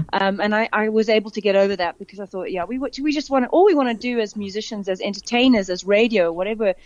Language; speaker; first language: English; native; English